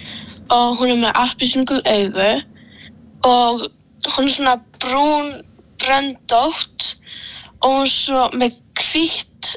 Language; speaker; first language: Icelandic; early bilingual, other home language; Polish